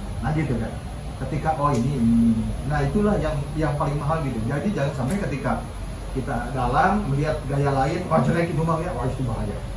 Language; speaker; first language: Indonesian; non-native, local second language; Sundanese